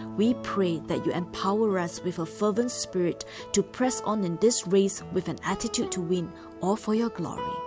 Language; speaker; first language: English; non-native, local second language; Chinese